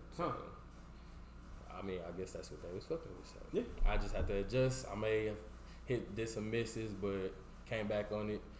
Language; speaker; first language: English; native; English